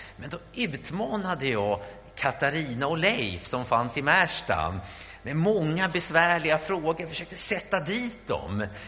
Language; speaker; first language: Swedish; native; Swedish